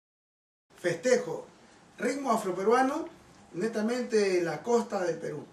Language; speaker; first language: Spanish; native; Spanish